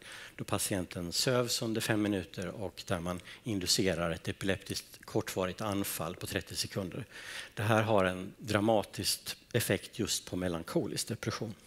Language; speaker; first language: Swedish; native; Swedish